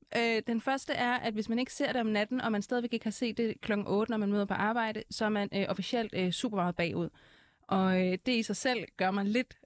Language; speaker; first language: Danish; early bilingual, other home language; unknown